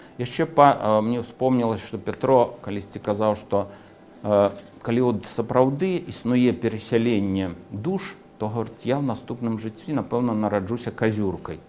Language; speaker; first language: Belarusian; native; Belarusian